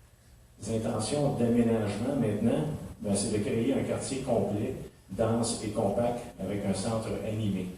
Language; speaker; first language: French; native; French